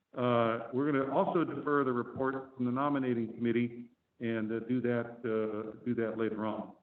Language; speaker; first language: English; native; English